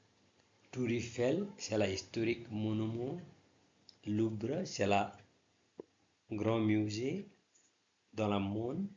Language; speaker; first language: French; non-native, learner; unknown